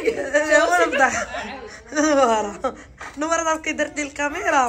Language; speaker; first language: Arabic; native; Arabic